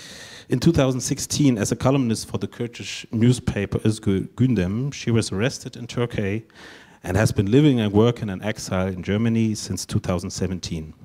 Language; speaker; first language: English; non-native, fluent; German